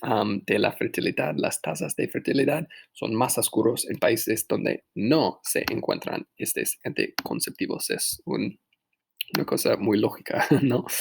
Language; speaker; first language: Spanish; non-native, fluent; English